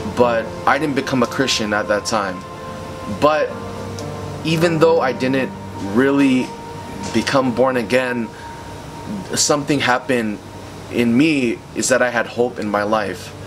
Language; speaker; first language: English; native; English